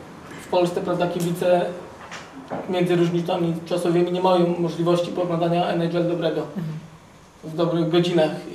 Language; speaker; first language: Polish; native; Polish